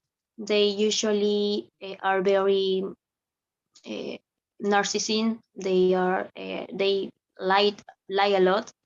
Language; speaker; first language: English; non-native, learner; Spanish